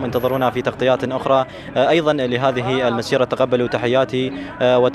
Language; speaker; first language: Arabic; native; Arabic